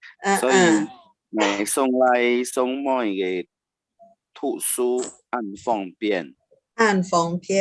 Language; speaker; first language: Chinese; non-native, learner; Indonesian